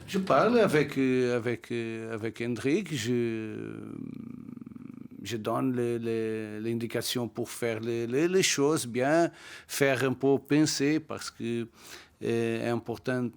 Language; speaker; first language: French; non-native, learner; Portuguese